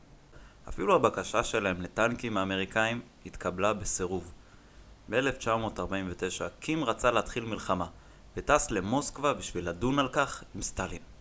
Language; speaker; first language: Hebrew; native; Hebrew